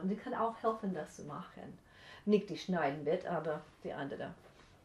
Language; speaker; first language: German; non-native, fluent; English